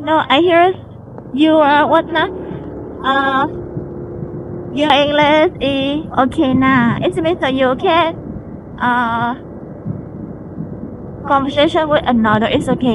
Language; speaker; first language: English; non-native, learner; Vietnamese